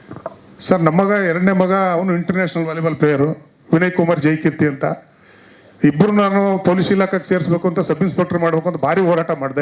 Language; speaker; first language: Kannada; native; Kannada